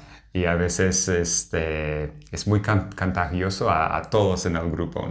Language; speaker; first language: Spanish; non-native, fluent; English